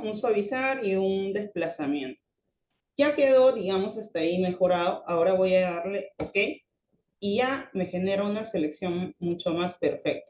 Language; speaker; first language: Spanish; native; Spanish